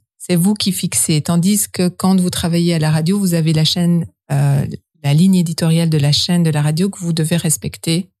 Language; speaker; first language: French; native; French